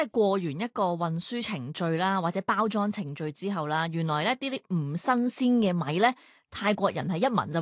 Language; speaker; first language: Cantonese; native; Cantonese